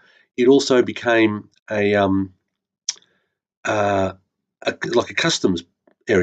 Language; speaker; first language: English; native; English